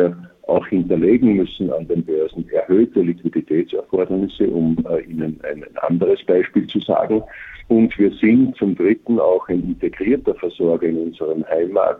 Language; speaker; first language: German; native; German